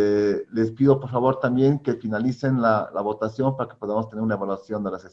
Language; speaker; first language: Spanish; native; Spanish